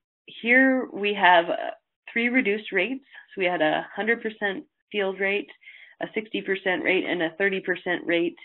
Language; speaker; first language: English; native; English